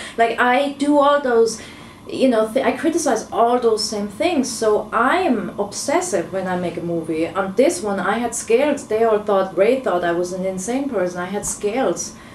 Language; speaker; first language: English; non-native, fluent; German